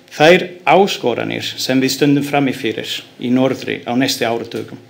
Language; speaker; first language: Icelandic; non-native, learner; English